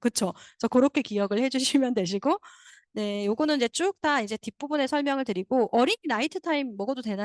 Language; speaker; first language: Korean; native; Korean